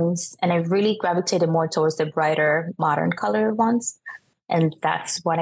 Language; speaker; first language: English; non-native, fluent; Spanish